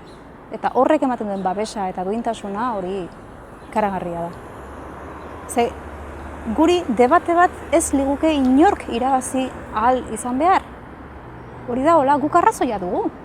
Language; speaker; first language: Basque; native; Basque